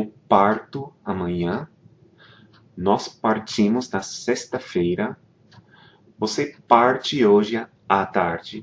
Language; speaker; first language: Portuguese; non-native, fluent; English